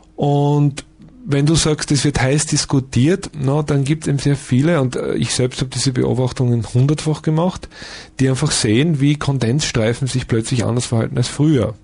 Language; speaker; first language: German; native; German